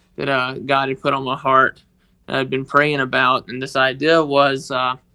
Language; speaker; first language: English; native; English